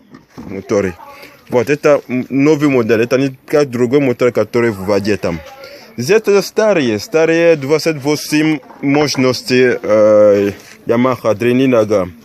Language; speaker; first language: Russian; non-native, learner; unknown